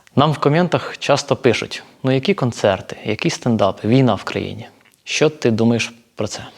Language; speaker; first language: Ukrainian; native; Ukrainian